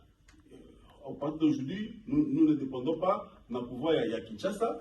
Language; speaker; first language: French; non-native, local second language; Lingala